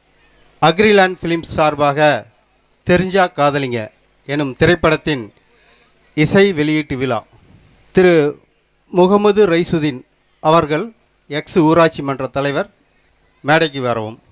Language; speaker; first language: Tamil; native; Tamil